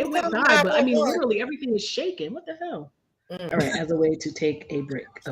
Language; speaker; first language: English; native; English